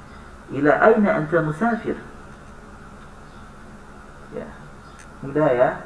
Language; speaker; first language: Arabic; non-native, fluent; Indonesian